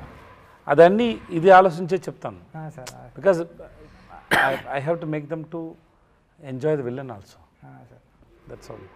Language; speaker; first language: Telugu; non-native, learner; Tamil